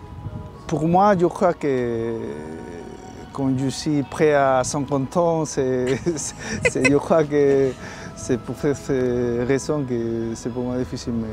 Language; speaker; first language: French; non-native, learner; Spanish